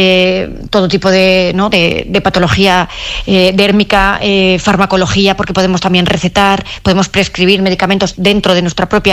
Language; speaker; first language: Spanish; native; Spanish